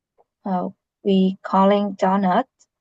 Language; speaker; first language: English; non-native, learner; Vietnamese